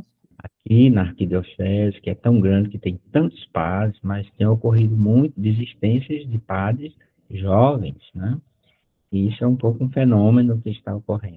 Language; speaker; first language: Portuguese; native; Portuguese